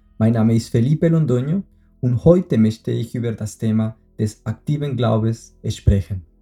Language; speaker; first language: German; non-native, fluent; Spanish